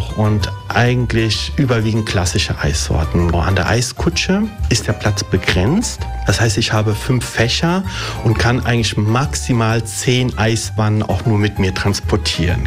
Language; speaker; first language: German; early bilingual, other home language; Italian